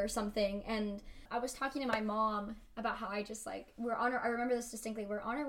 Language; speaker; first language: English; early bilingual, other home language; Spanish